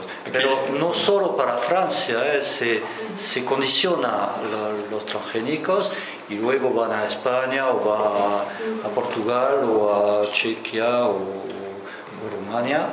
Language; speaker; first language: Spanish; non-native, fluent; French